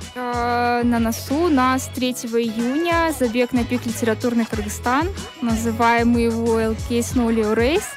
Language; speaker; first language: Russian; native; Russian